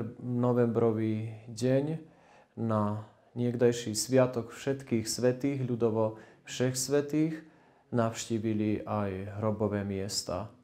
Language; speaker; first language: Slovak; native; Slovak